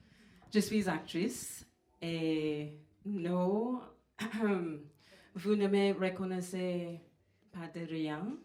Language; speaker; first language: French; non-native, fluent; English